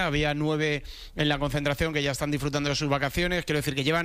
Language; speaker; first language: Spanish; native; Spanish